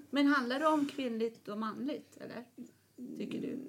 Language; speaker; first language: Swedish; non-native, fluent; Persian